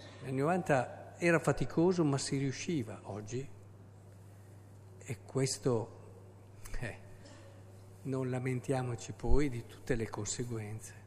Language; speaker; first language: Italian; native; Italian